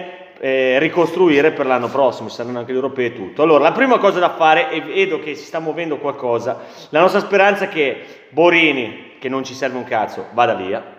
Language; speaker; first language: Italian; native; Italian